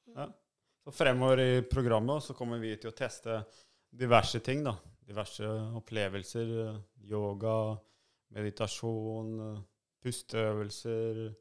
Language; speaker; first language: Norwegian; early bilingual, other home language; Albanian